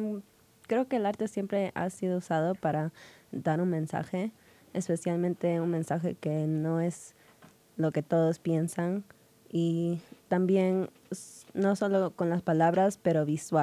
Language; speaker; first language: Spanish; early bilingual, heritage; Spanish